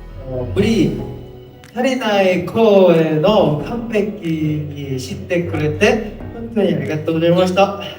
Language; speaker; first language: Japanese; non-native, learner; Korean